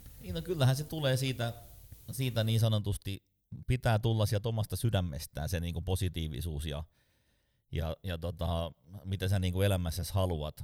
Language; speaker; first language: Finnish; native; Finnish